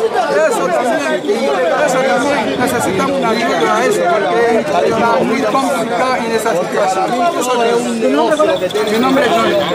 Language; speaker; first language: Spanish; non-native, fluent; Haitian Creole